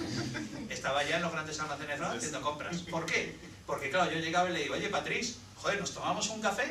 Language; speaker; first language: Spanish; native; Spanish